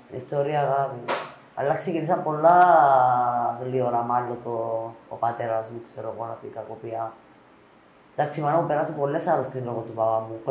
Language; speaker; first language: Greek; native; Greek